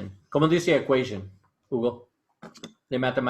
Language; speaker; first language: Spanish; non-native, learner; English